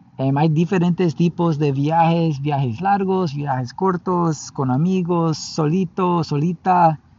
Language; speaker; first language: Spanish; non-native, learner; English